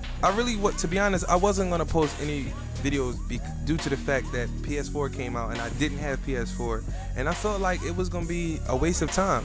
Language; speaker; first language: English; native; English